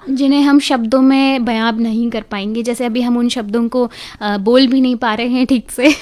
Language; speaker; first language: Hindi; native; Hindi